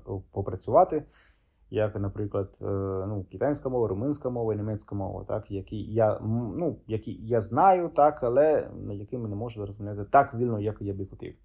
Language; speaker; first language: Ukrainian; non-native, fluent; Italian